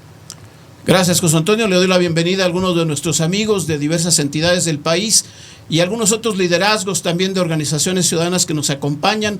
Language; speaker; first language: Spanish; native; Spanish